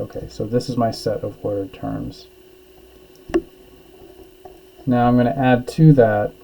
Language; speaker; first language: English; native; English